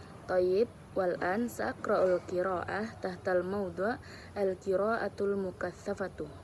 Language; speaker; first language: Arabic; non-native, learner; Indonesian